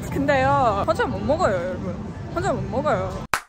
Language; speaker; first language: Korean; non-native, learner; Estonian